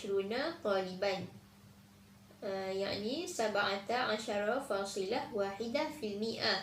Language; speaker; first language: Arabic; non-native, learner; Malay